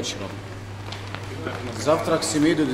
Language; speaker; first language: Russian; non-native, learner; Arabic